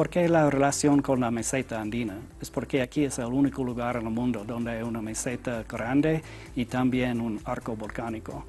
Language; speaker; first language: Spanish; non-native, learner; English